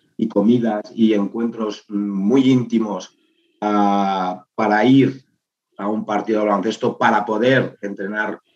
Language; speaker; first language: Spanish; native; Spanish